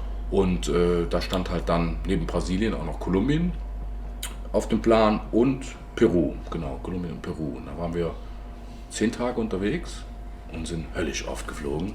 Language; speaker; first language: German; native; German